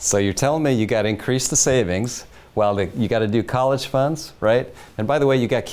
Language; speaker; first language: English; native; English